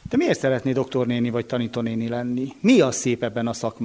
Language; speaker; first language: Hungarian; native; Hungarian